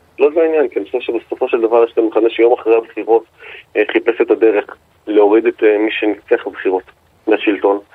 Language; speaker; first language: Hebrew; native; Hebrew